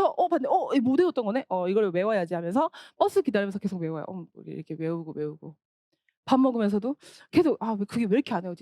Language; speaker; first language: Korean; native; Korean